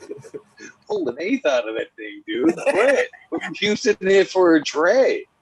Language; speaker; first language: English; native; English